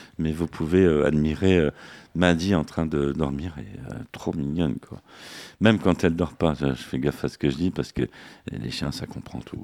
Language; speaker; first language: French; native; French